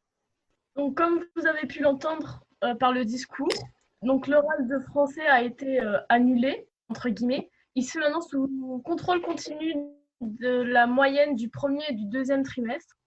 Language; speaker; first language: French; native; French